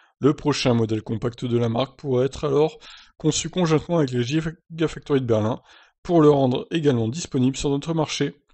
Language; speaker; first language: French; native; French